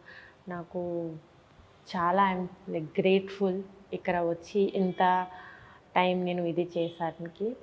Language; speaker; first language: Telugu; non-native, fluent; Bangla